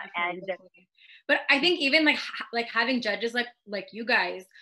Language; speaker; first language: English; native; English